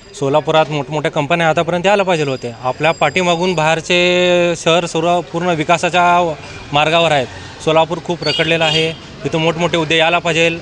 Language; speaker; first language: Marathi; native; Marathi